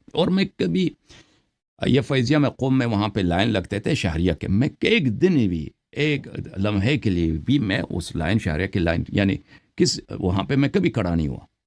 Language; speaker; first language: Urdu; early bilingual, heritage; Urdu